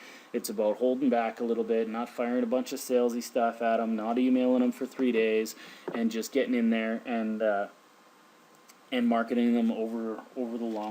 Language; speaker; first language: English; native; English